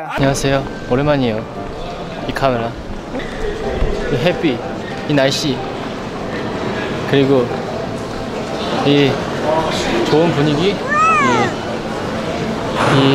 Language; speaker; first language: Korean; non-native, fluent; Chinese